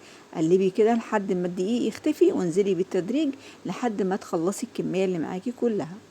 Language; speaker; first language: Arabic; native; Arabic